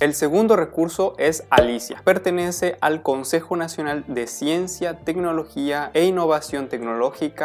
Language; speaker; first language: Spanish; native; Spanish